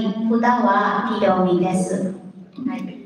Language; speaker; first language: Japanese; non-native, learner; Burmese